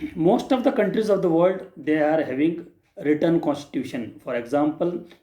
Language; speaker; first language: English; non-native, local second language; Kannada